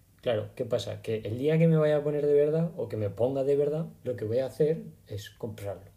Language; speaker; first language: Spanish; native; Spanish